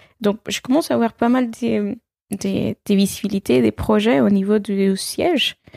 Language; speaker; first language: French; non-native, fluent; Spanish